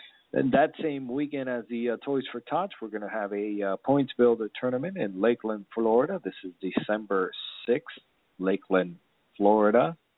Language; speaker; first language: English; early bilingual, other home language; Spanish